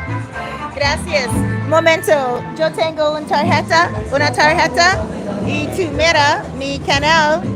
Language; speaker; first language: Spanish; non-native, learner; English